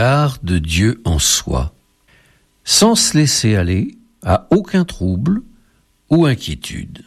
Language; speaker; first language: French; native; French